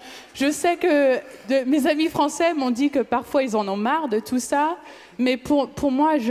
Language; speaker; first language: French; non-native, fluent; English